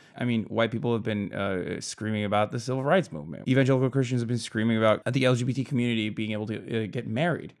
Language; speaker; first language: English; native; English